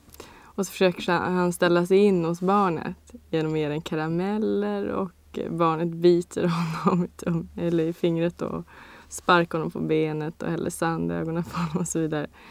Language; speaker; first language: Swedish; native; Swedish